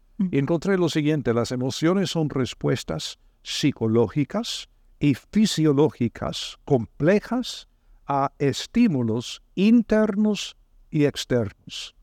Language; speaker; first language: Spanish; non-native, fluent; English